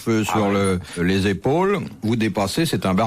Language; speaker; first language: French; native; French